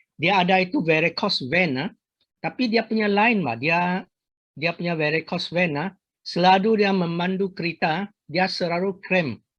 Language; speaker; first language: Malay; non-native, local second language; Chinese